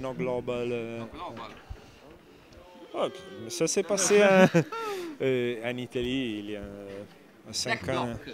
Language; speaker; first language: French; non-native, fluent; Italian